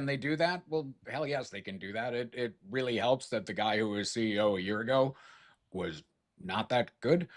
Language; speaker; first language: English; native; English